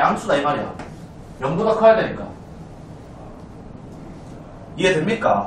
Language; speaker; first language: Korean; native; Korean